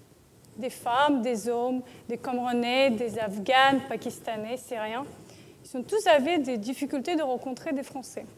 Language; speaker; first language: French; non-native, learner; Russian